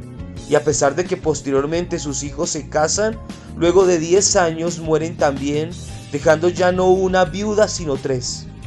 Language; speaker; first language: Spanish; native; Spanish